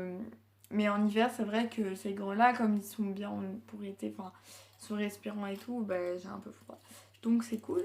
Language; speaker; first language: French; native; French